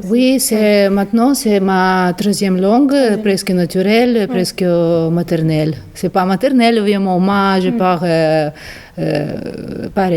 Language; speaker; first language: French; non-native, fluent; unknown